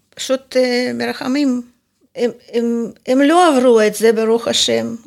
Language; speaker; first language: Hebrew; non-native, fluent; Russian